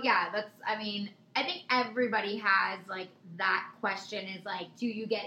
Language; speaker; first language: English; native; English